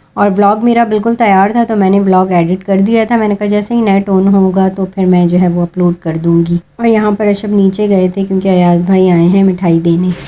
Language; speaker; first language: Urdu; native; Urdu